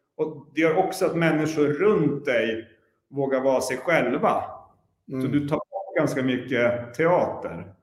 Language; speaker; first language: Swedish; native; Swedish